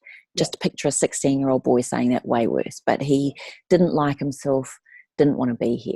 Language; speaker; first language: English; native; English